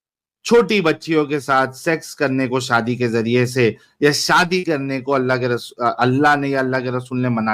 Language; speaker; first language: Hindi; native; Hindi